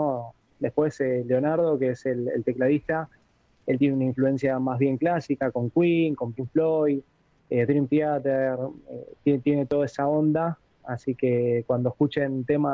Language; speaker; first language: Spanish; native; Spanish